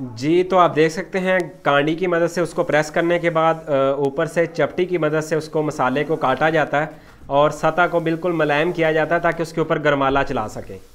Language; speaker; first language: Urdu; non-native, local second language; Punjabi